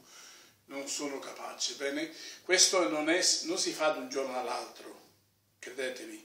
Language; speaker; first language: Italian; non-native, fluent; Spanish